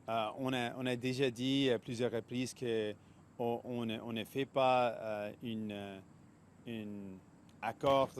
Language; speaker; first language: French; non-native, local second language; English